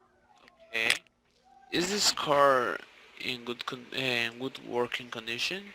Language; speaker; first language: English; non-native, learner; Spanish